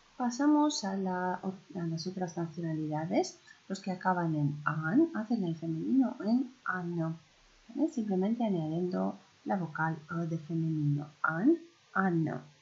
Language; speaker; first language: Spanish; non-native, fluent; Romanian